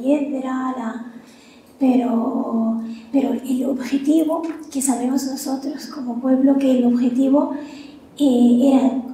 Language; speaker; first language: Spanish; non-native, fluent; Arabic